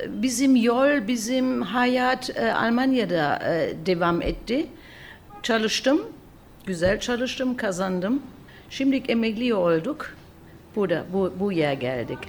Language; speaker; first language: Turkish; early bilingual, heritage; German